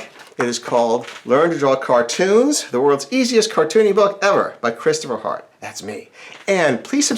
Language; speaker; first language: English; native; English